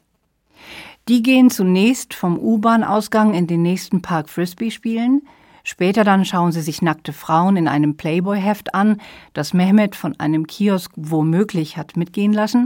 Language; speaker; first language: German; native; German